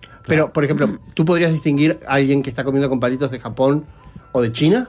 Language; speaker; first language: Spanish; native; Spanish